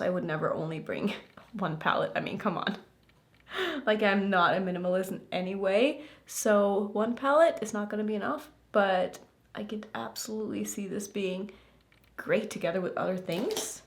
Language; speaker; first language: English; native; English